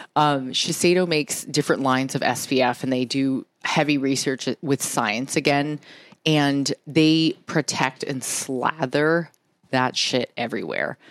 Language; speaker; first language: English; early bilingual, other home language; Japanese